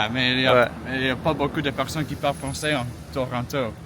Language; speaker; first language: French; non-native, local second language; English